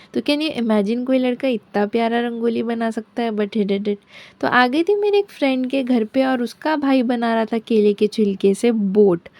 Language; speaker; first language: Hindi; non-native, local second language; Bangla